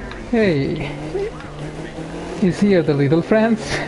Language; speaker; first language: English; non-native, fluent; Turkish